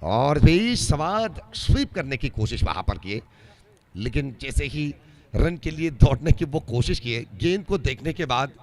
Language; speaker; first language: Hindi; non-native, local second language; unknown